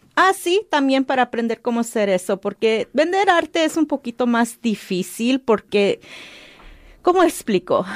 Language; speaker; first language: Spanish; early bilingual, heritage; Spanish